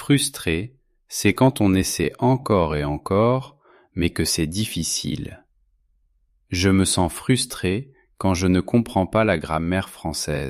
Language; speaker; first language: French; native; French